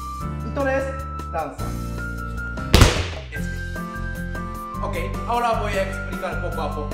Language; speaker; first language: Spanish; non-native, learner; Japanese